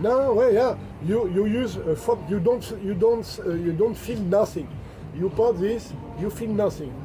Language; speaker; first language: English; non-native, learner; French